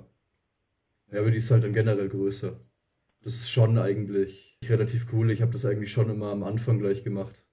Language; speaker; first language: German; native; German